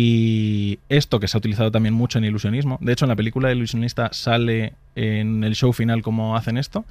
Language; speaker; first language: Spanish; native; Spanish